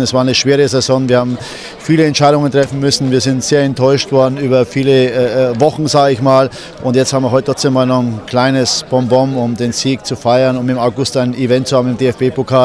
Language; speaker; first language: German; native; German